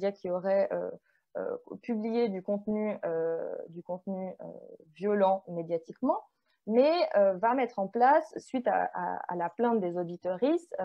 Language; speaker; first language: French; native; French